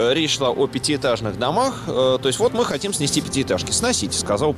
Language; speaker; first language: Russian; native; Russian